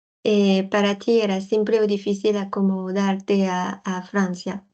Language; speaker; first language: Spanish; non-native, fluent; French